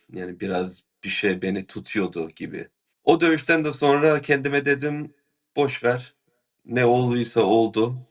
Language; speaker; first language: Turkish; early bilingual, heritage; Turkish